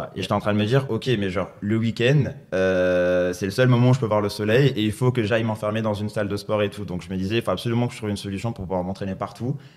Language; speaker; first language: French; native; French